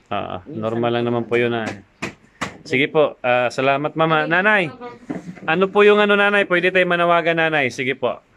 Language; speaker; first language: Filipino; non-native, local second language; Cebuano